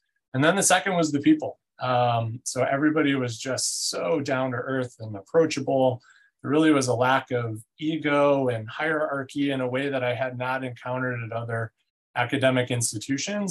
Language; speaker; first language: English; native; English